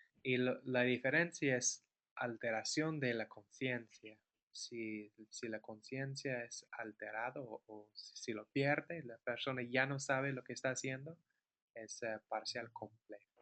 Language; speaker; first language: Spanish; non-native, fluent; English